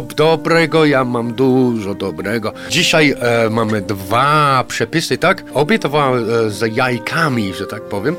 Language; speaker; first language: Polish; non-native, fluent; English